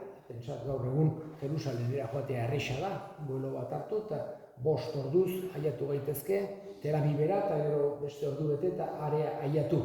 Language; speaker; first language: Basque; native; Basque